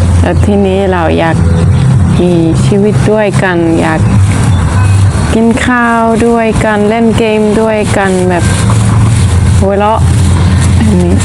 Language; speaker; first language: Thai; non-native, fluent; Dutch